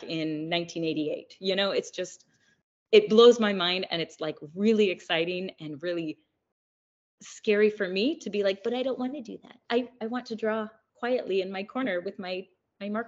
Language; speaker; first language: English; native; English